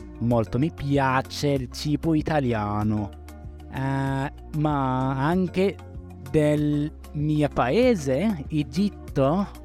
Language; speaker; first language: Italian; non-native, learner; Arabic